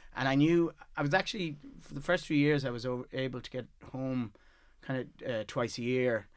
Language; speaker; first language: English; native; English